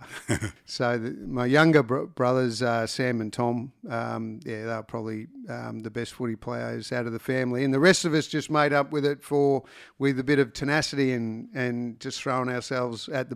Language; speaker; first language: English; native; English